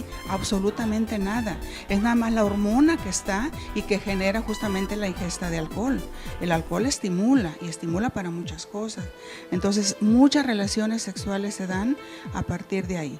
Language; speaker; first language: Spanish; native; Spanish